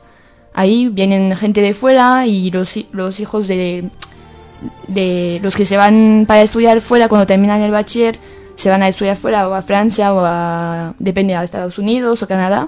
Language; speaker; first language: Spanish; non-native, fluent; French